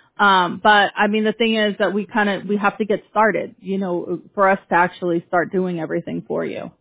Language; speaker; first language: English; early bilingual, other home language; Spanish